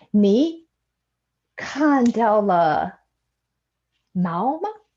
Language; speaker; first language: Chinese; non-native, fluent; English